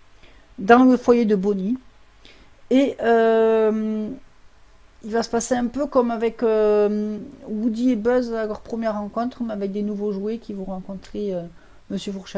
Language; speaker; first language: French; native; French